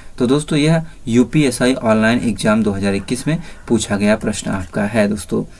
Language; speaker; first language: Hindi; native; Hindi